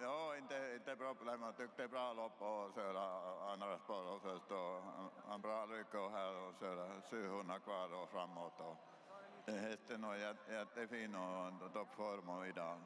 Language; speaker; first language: Swedish; non-native, learner; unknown